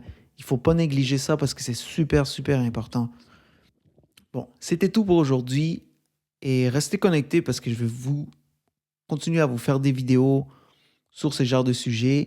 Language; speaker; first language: French; native; French